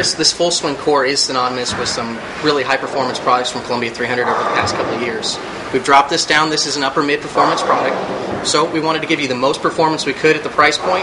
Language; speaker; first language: English; native; English